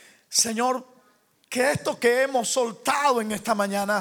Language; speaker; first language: Spanish; native; Spanish